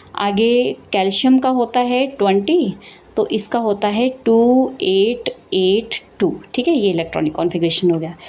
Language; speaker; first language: Hindi; native; Hindi